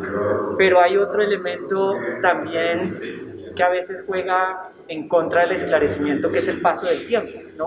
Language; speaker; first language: Spanish; native; Spanish